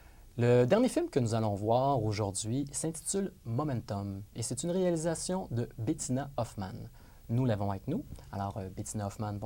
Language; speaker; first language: French; native; French